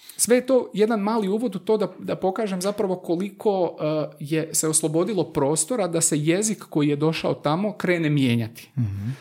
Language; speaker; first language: Croatian; native; Croatian